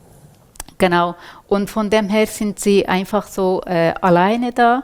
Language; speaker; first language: German; non-native, fluent; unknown